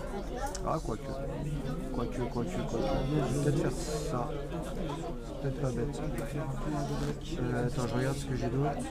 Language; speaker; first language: French; native; French